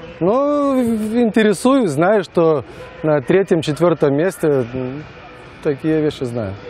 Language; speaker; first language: Russian; non-native, local second language; Lithuanian